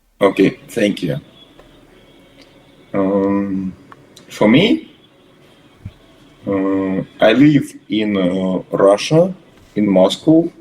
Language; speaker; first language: English; non-native, learner; Russian